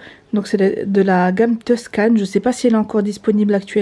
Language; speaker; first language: French; native; French